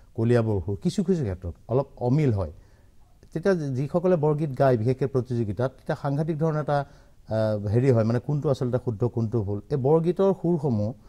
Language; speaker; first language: Assamese; native; Assamese